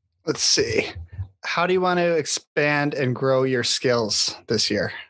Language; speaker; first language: English; native; English